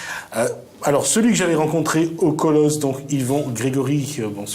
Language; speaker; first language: French; native; French